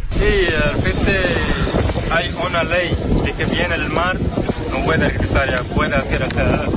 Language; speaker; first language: Spanish; non-native, learner; Arabic